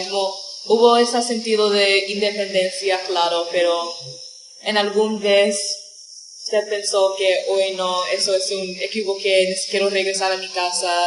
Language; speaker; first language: Spanish; non-native, learner; English